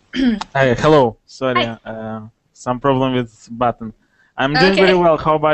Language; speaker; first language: English; non-native, learner; Russian